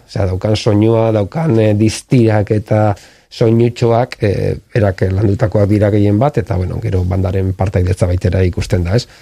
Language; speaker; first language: Basque; native; Basque